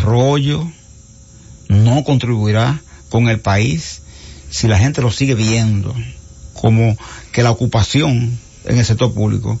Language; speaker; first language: Spanish; native; Spanish